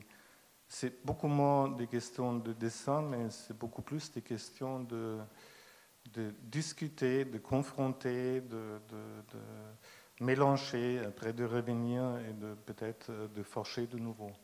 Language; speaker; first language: French; non-native, fluent; German